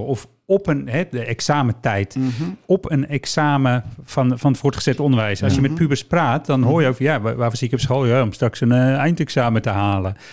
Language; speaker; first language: Dutch; native; Dutch